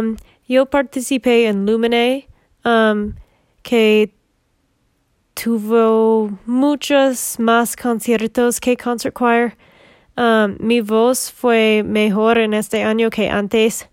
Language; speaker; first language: Spanish; non-native, learner; English